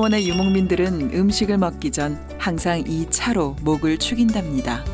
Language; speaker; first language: Korean; native; Korean